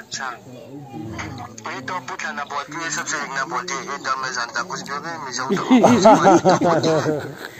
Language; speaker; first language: Hindi; non-native, local second language; Mizo